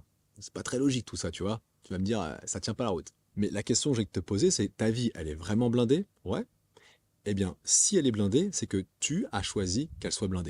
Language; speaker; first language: French; native; French